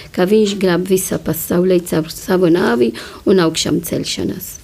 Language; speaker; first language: Latvian; non-native, learner; Maltese